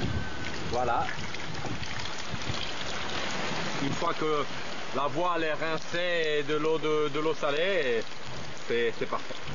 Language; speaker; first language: French; non-native, fluent; Italian